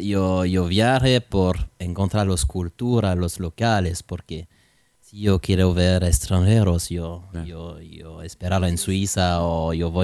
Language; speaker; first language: Spanish; non-native, learner; French